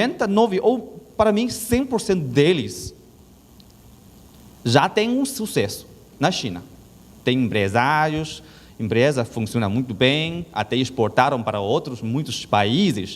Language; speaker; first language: Portuguese; non-native, learner; Chinese